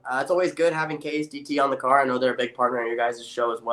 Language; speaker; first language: English; native; English